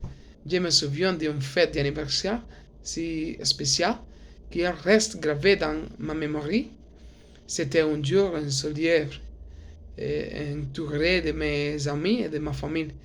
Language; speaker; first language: French; non-native, learner; Spanish